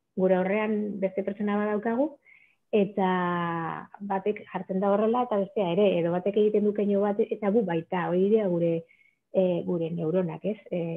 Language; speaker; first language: Basque; non-native, local second language; Spanish